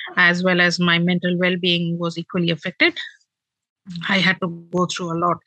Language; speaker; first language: English; non-native, local second language; Bangla